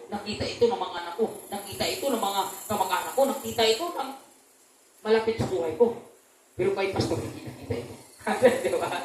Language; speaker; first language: Filipino; non-native, local second language; Cebuano